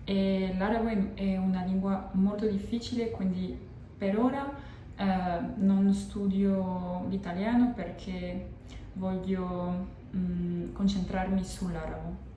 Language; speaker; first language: Italian; non-native, fluent; French